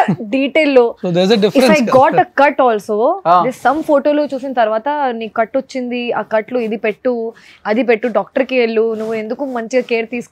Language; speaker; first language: Telugu; non-native, fluent; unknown